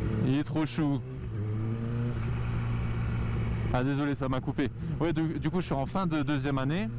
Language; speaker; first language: French; native; French